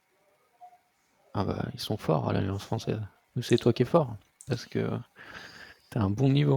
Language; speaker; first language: French; native; French